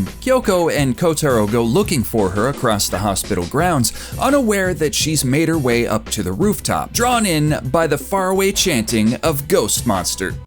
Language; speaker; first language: English; native; English